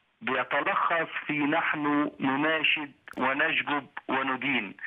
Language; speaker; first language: Arabic; native; Arabic